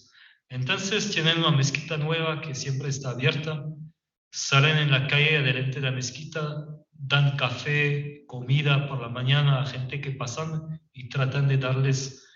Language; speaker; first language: Spanish; non-native, fluent; French